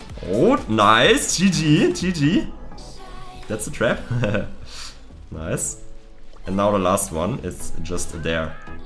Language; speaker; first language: English; non-native, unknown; German